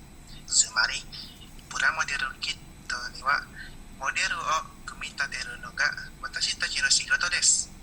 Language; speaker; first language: Japanese; non-native, learner; Indonesian